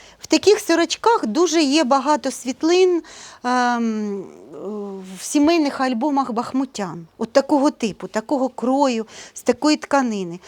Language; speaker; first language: Ukrainian; native; Ukrainian